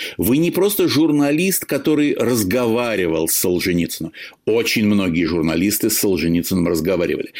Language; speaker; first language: Russian; native; Russian